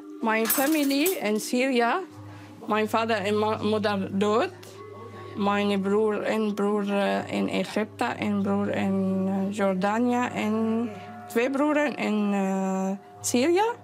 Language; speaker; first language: Dutch; non-native, learner; Arabic